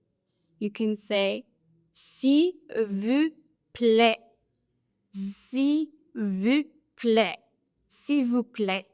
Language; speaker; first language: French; non-native, fluent; English